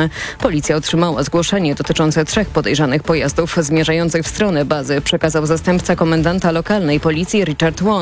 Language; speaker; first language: Polish; native; Polish